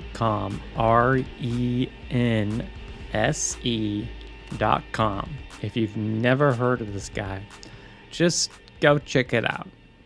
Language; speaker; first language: English; native; English